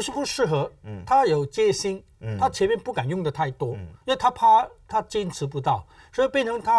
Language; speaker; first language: Chinese; native; Chinese